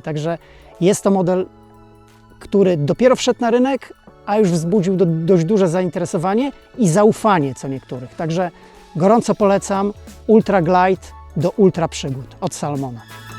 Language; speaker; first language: Polish; native; Polish